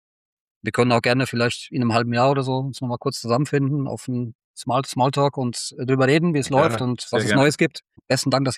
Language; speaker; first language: German; native; German